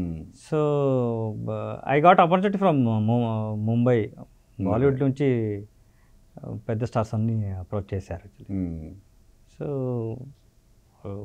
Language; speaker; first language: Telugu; non-native, learner; Kannada